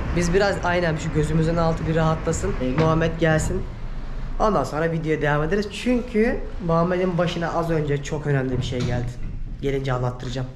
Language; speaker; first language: Turkish; native; Turkish